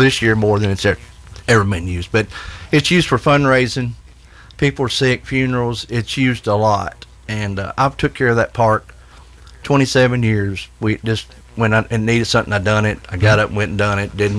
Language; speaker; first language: English; native; English